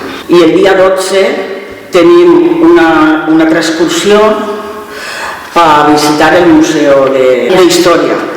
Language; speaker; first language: Catalan; native; Catalan